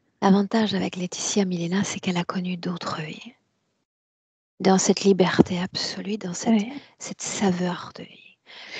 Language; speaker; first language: French; native; French